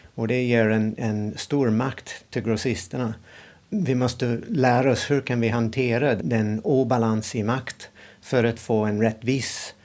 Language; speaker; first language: Swedish; non-native, fluent; English